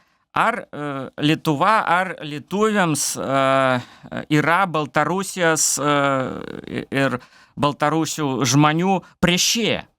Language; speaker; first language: Lithuanian; non-native, learner; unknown